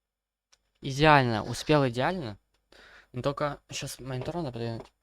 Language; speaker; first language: Russian; native; Russian